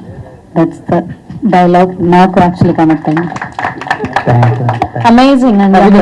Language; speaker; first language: Telugu; non-native, learner; Malayalam